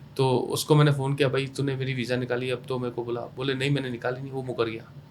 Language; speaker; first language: Hindi; native; Hindi